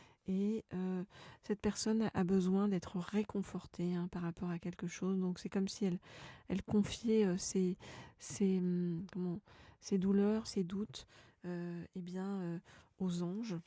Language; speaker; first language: French; native; French